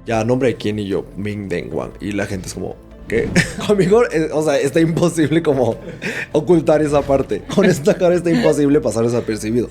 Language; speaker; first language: Spanish; early bilingual, other home language; Cantonese